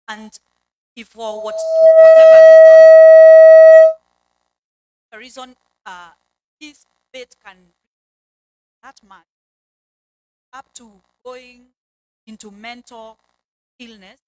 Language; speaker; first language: English; non-native, local second language; Swahili